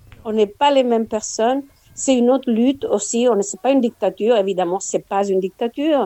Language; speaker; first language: French; non-native, fluent; Spanish